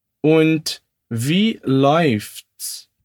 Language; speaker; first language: German; non-native, fluent; Portuguese